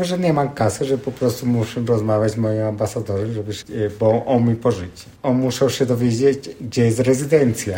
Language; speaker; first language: Polish; non-native, fluent; Spanish